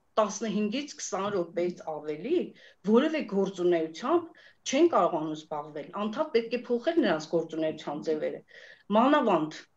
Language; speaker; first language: Armenian; native; Armenian